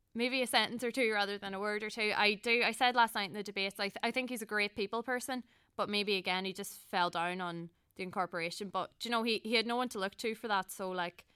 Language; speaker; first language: English; native; English